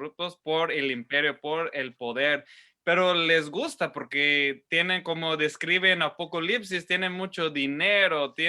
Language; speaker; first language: Spanish; non-native, fluent; English